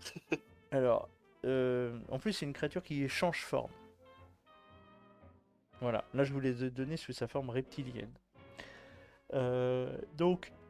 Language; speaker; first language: French; native; French